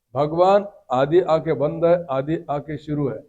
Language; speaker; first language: Hindi; non-native, local second language; Marathi